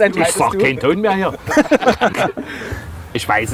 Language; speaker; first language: German; native; German